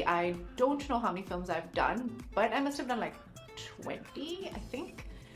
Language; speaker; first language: English; non-native, local second language; Hindi